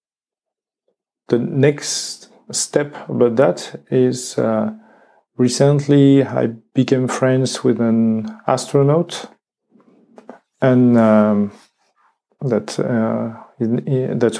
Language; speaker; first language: English; non-native, learner; French